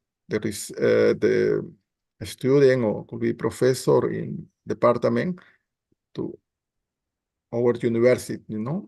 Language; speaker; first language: English; non-native, learner; Spanish